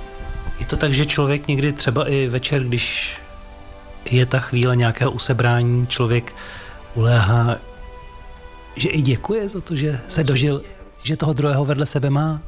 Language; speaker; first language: Czech; native; Czech